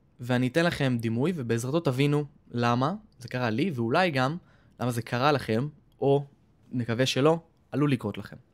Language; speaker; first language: Hebrew; native; Hebrew